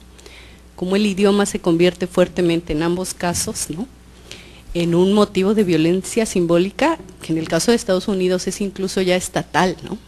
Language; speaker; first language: Spanish; native; Spanish